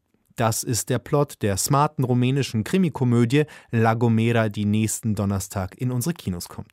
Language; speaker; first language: German; native; German